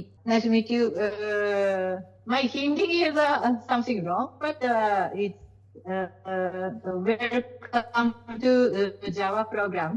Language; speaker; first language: English; non-native, learner; Japanese